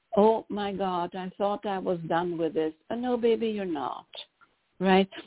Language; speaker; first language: English; non-native, fluent; French